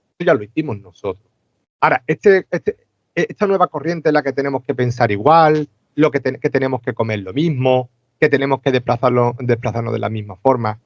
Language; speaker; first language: Spanish; native; Spanish